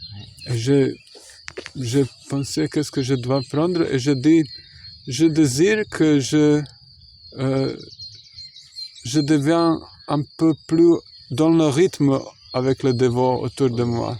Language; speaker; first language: French; non-native, fluent; Croatian